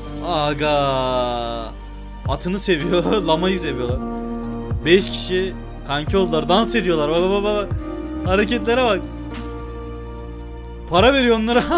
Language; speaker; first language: Turkish; native; Turkish